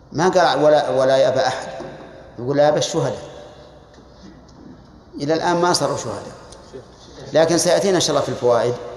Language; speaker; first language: Arabic; native; Arabic